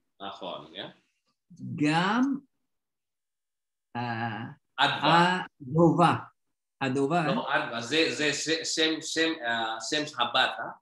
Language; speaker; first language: Hebrew; non-native, learner; Indonesian